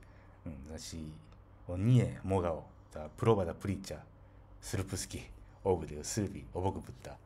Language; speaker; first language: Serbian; non-native, fluent; Japanese